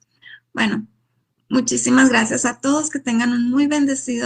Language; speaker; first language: Spanish; native; Spanish